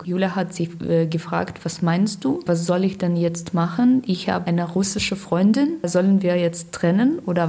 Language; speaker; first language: German; non-native, learner; Russian